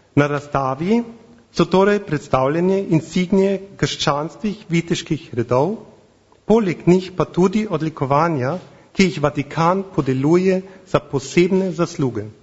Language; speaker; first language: Slovenian; non-native, fluent; German